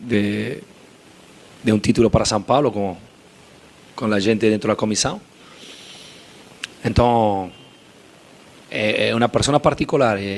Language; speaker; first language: Portuguese; non-native, fluent; Spanish